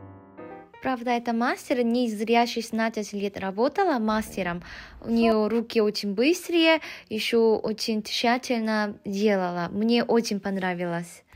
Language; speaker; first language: Russian; non-native, fluent; Korean